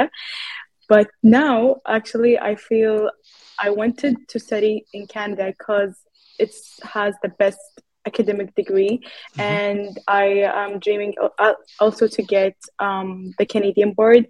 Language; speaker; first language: English; non-native, fluent; Arabic